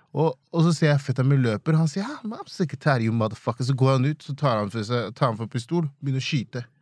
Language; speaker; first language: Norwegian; non-native, fluent; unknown